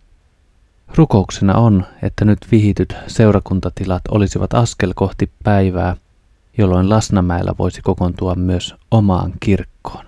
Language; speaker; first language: Finnish; native; Finnish